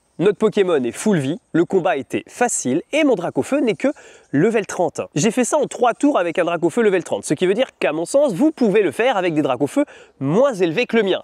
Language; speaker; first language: French; native; French